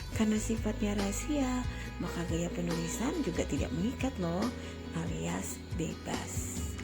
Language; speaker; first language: Indonesian; native; Indonesian